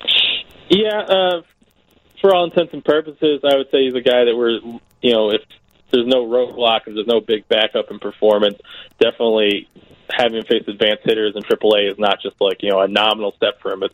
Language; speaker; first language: English; native; English